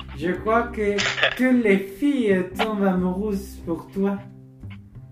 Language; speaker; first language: French; non-native, learner; Spanish